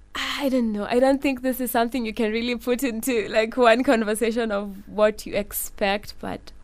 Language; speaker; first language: English; non-native, local second language; Swahili